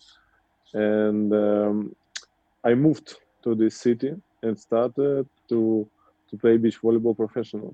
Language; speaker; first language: English; non-native, learner; Russian